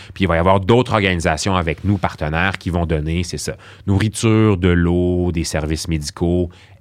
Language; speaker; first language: French; early bilingual, other home language; Arabic